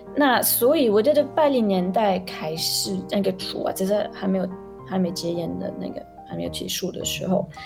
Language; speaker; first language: Chinese; non-native, fluent; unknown